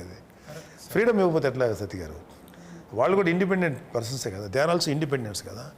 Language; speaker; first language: Telugu; native; Telugu